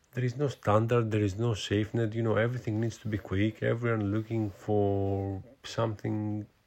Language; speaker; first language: English; non-native, fluent; Greek